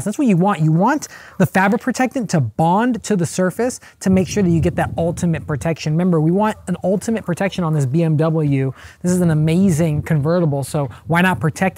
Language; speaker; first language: English; native; English